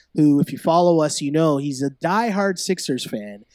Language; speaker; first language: English; native; English